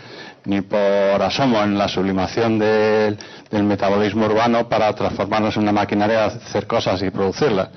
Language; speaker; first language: Spanish; native; Spanish